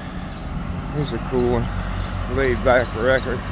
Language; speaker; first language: English; native; English